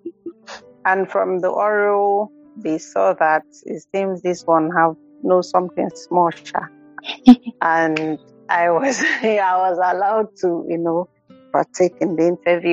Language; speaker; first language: English; non-native, local second language; Igbo